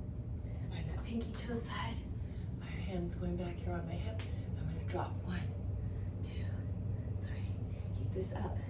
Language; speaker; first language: English; native; English